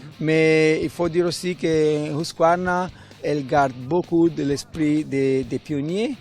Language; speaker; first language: French; non-native, fluent; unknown